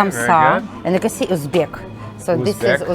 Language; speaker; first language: English; non-native, learner; Russian